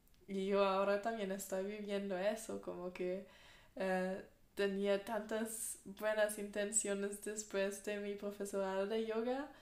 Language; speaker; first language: Spanish; non-native, fluent; German